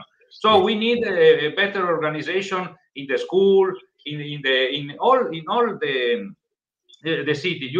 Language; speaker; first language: English; non-native, learner; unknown